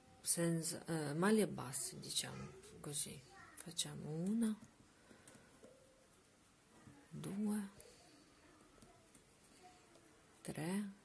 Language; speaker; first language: Italian; non-native, learner; Russian